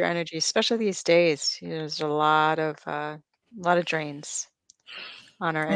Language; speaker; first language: English; native; English